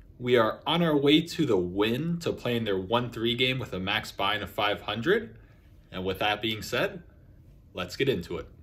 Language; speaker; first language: English; native; English